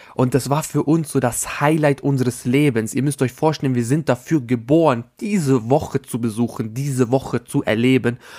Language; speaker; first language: German; native; German